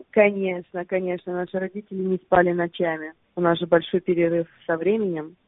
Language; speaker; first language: Russian; native; Russian